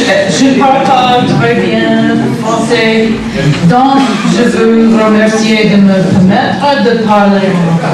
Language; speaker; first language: French; non-native, learner; English